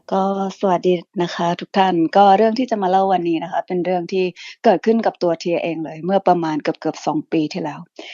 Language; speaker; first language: Thai; early bilingual, other home language; English